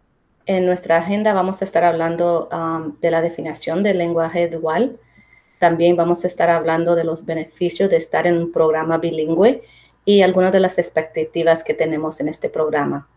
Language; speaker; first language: Spanish; early bilingual, heritage; Spanish